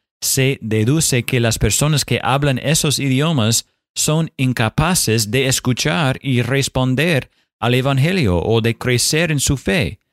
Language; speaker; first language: Spanish; non-native, fluent; English